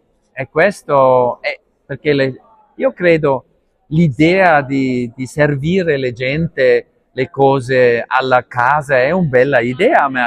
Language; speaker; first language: Italian; non-native, learner; Arabic